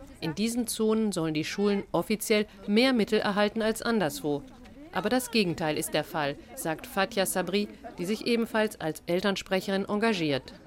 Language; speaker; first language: German; native; German